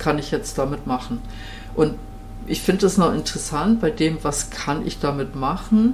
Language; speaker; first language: German; native; German